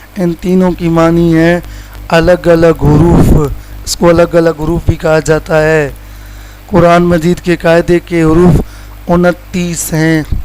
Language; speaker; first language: Urdu; non-native, local second language; Sindhi